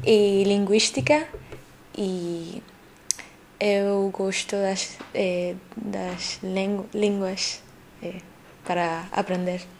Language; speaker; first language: Portuguese; non-native, learner; Spanish